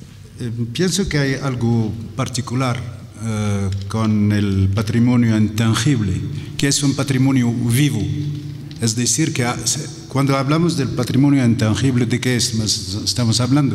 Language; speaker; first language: Spanish; non-native, fluent; Arabic